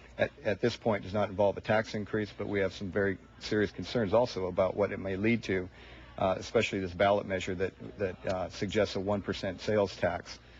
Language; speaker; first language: English; native; English